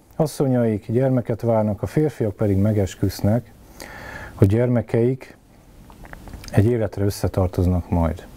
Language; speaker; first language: Hungarian; native; Hungarian